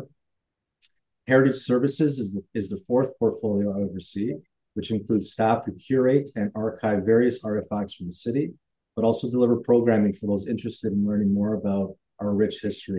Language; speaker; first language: English; native; English